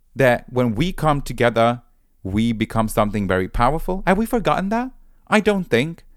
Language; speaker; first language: English; non-native, fluent; Italian